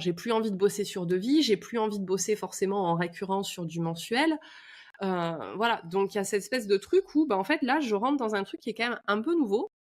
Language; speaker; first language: French; native; French